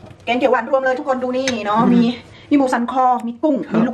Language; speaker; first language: Thai; native; Thai